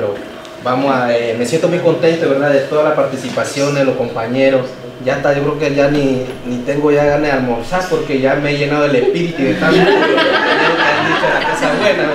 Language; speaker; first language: Spanish; non-native, local second language; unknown